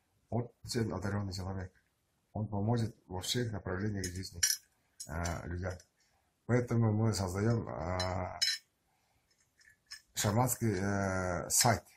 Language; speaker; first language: Russian; non-native, local second language; Tuvinian